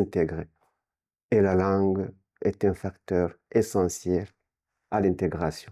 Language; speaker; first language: French; non-native, local second language; Kinyarwanda